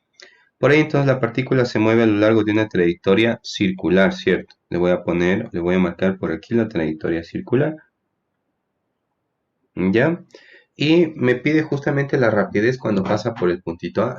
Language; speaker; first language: Spanish; native; Spanish